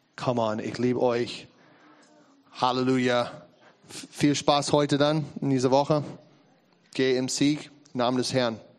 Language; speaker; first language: German; non-native, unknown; English